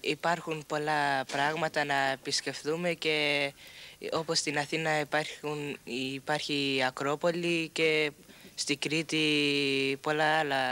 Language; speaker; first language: Greek; early bilingual, heritage; Greek